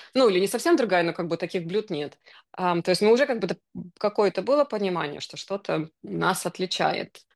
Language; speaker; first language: Russian; native; Russian